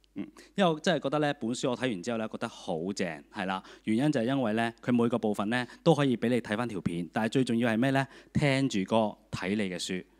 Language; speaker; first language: Cantonese; native; Cantonese